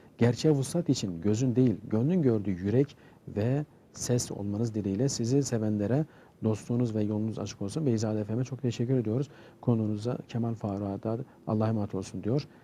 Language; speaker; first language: Turkish; native; Turkish